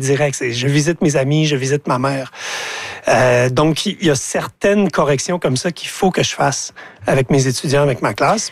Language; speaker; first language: French; native; French